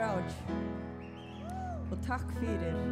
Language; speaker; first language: Icelandic; non-native, learner; Faroese